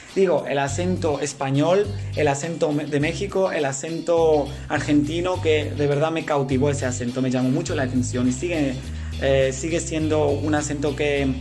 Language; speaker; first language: Spanish; non-native, fluent; Greek